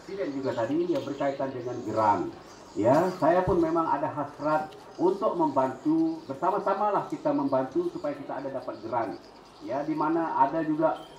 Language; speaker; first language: Malay; non-native, local second language; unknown